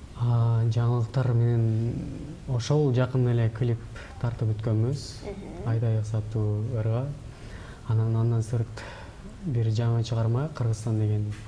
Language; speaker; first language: Kyrgyz; native; Kyrgyz